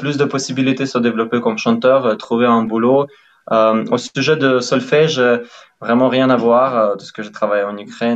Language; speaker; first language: French; non-native, fluent; Ukrainian